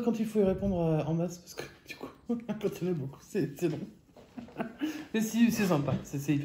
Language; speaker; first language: French; native; French